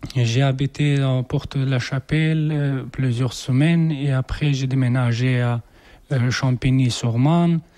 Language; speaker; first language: French; non-native, learner; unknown